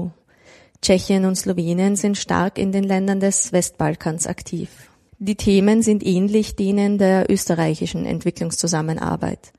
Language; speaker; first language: German; native; German